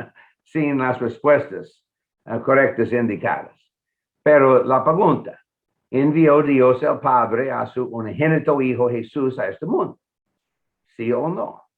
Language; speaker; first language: Spanish; non-native, fluent; English